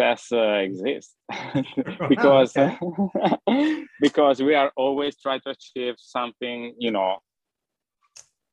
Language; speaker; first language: English; non-native, fluent; Italian